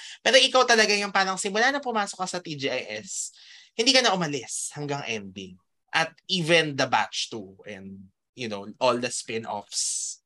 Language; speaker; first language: Filipino; native; Filipino